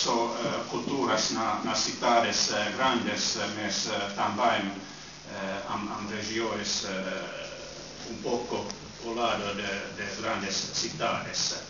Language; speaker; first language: Portuguese; non-native, learner; Finnish